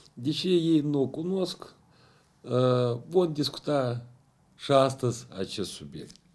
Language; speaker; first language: Russian; non-native, local second language; Romanian